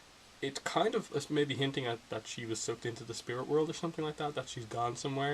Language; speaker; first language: English; native; English